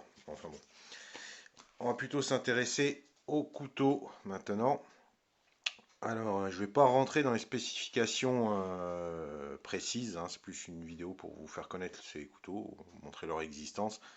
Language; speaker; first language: French; native; French